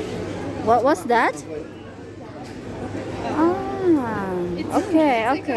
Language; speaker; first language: English; non-native, fluent; Filipino